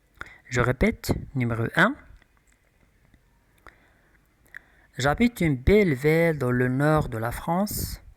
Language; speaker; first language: French; non-native, local second language; Arabic